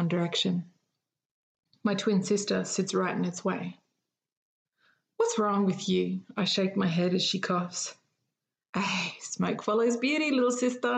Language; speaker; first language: English; native; English